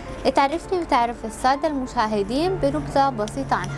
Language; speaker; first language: Arabic; native; Arabic